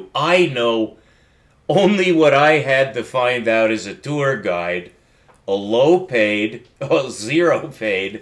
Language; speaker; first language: English; native; English